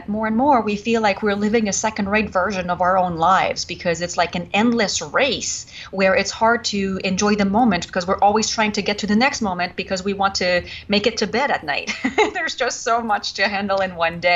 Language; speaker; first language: English; non-native, fluent; French